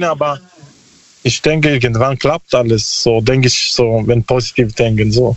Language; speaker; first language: German; non-native, learner; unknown